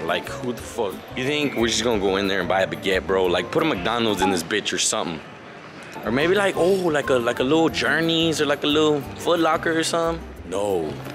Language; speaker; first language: English; early bilingual, other home language; Spanish